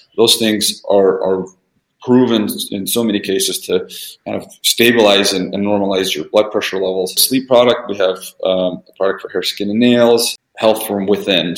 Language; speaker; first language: English; early bilingual, other home language; Russian